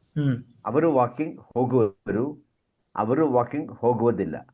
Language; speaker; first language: Kannada; non-native, learner; Hindi